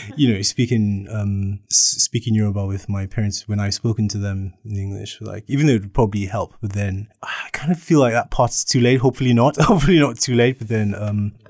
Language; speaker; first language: English; native; English